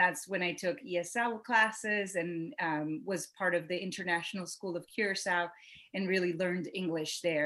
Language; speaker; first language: English; non-native, fluent; Spanish